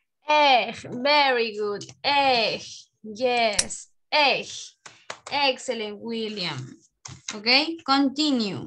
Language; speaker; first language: English; non-native, learner; Spanish